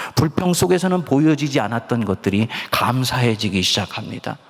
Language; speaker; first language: Korean; native; Korean